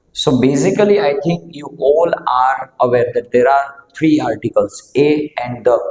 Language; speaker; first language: English; non-native, local second language; Gujarati